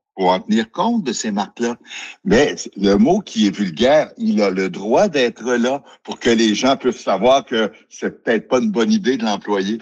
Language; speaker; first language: French; native; French